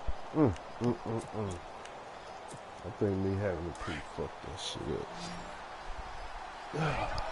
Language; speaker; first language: English; native; English